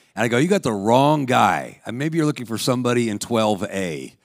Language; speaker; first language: English; native; English